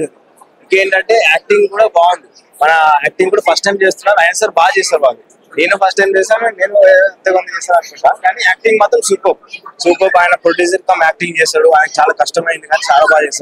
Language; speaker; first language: Telugu; native; Telugu